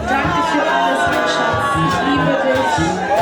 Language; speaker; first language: German; non-native, fluent; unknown